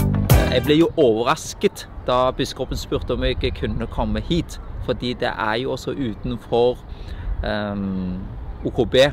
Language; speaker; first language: Norwegian; non-native, fluent; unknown